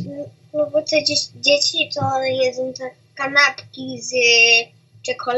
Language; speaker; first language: Polish; early bilingual, heritage; Polish